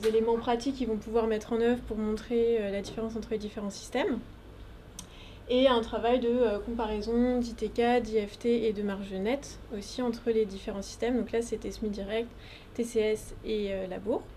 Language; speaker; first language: French; native; French